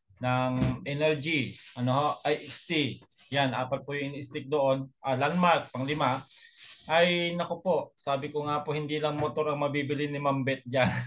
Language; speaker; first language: Filipino; non-native, local second language; Pangasinan